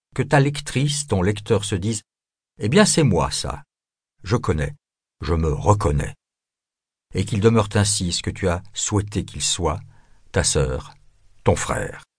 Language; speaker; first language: French; native; French